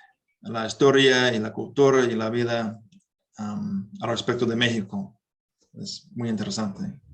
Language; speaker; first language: Spanish; non-native, learner; English